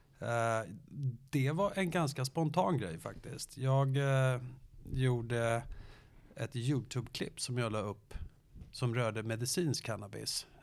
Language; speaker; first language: Swedish; native; Swedish